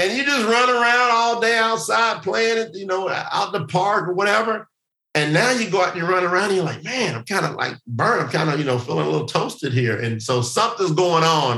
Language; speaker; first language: English; native; English